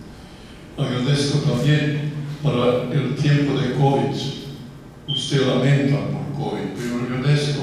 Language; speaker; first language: Spanish; non-native, fluent; Croatian